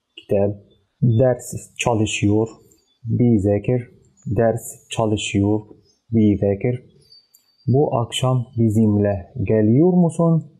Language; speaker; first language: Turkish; non-native, fluent; Arabic